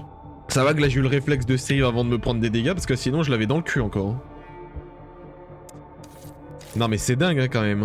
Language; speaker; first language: French; native; French